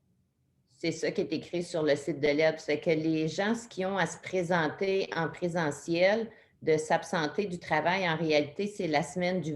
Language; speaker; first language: French; native; French